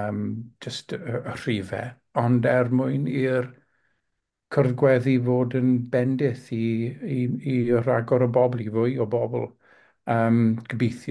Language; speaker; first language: Welsh; non-native, local second language; English